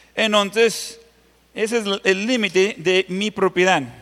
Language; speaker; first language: Spanish; non-native, fluent; English